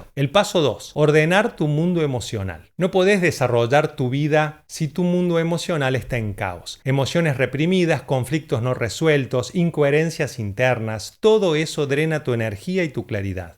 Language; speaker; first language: Spanish; native; Spanish